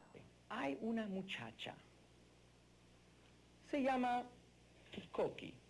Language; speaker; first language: Spanish; non-native, fluent; English